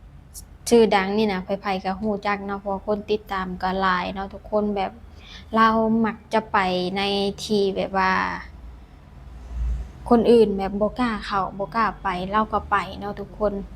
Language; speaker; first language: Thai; non-native, local second language; Lao